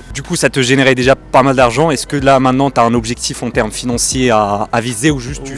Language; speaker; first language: French; native; French